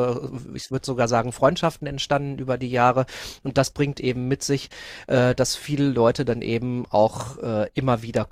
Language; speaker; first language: German; native; German